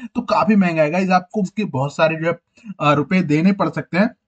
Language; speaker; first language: Hindi; native; Hindi